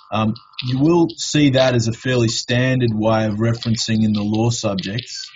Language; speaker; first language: English; native; English